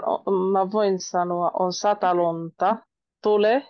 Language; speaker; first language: Finnish; non-native, learner; Spanish